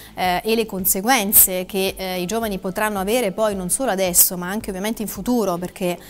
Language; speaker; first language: Italian; native; Italian